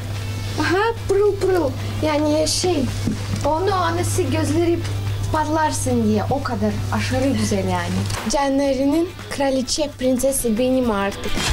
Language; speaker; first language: Turkish; non-native, learner; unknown